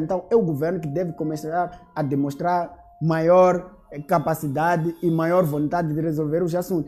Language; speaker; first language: Portuguese; native; Portuguese